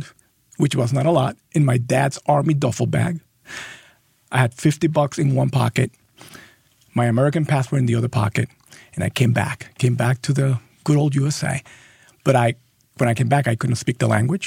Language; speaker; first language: English; non-native, fluent; Spanish